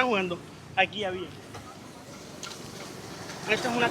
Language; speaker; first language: Spanish; native; Spanish